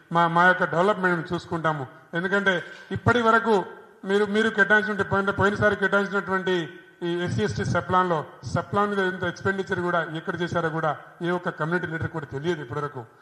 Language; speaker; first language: Telugu; non-native, local second language; Lambadi